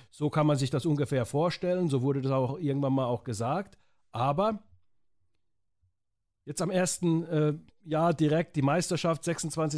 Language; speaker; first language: German; native; German